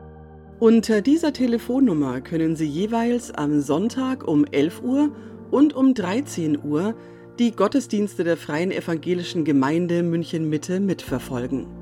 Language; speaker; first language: German; native; German